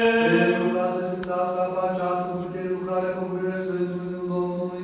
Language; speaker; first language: Romanian; native; Romanian